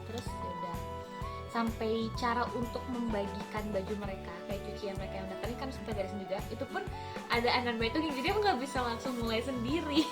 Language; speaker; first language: Indonesian; native; Indonesian